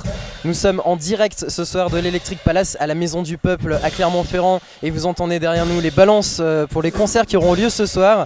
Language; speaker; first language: French; native; French